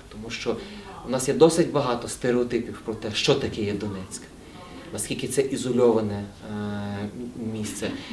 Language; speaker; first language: Ukrainian; native; Ukrainian